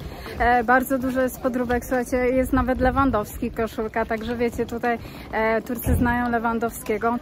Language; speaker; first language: Polish; native; Polish